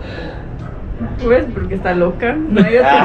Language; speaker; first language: Spanish; native; Spanish